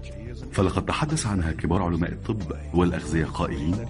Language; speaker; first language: Arabic; native; Arabic